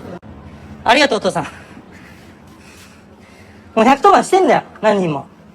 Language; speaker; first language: Japanese; native; Japanese